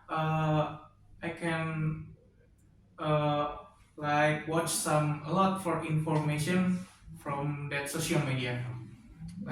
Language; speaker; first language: English; non-native, learner; Indonesian